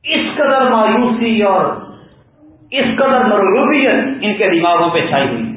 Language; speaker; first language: Urdu; non-native, local second language; Punjabi